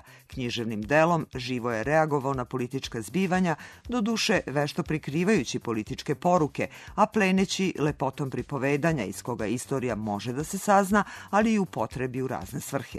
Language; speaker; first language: Serbian; native; Serbian